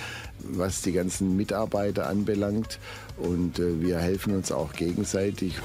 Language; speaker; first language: German; native; German